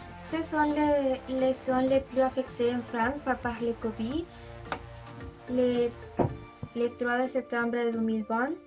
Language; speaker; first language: French; non-native, learner; Spanish